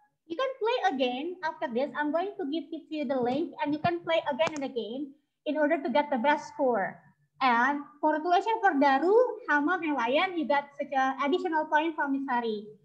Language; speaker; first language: English; non-native, fluent; Indonesian